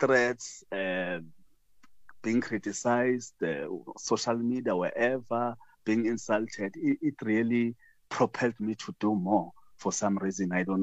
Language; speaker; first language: English; non-native, local second language; Zulu